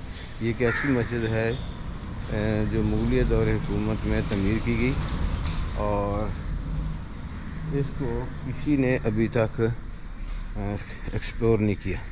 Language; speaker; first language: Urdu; non-native, local second language; Punjabi